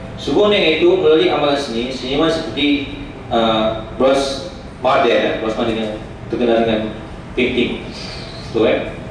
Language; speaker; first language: Malay; non-native, local second language; Central Dusun